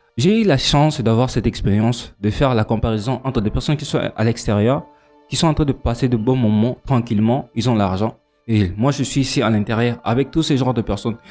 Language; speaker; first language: French; non-native, local second language; Lingala